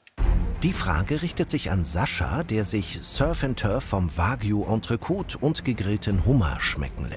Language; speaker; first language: German; native; German